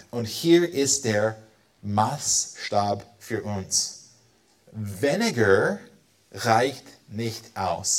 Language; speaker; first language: German; non-native, fluent; English